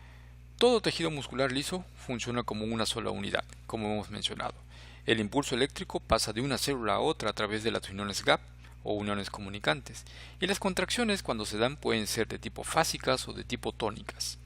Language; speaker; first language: Spanish; native; Spanish